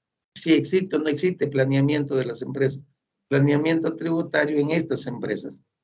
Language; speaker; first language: Spanish; native; Spanish